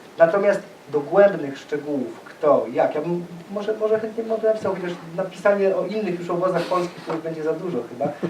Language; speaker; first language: Polish; native; Polish